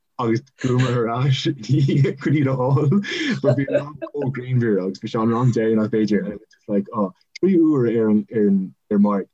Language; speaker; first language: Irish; non-native, local second language; English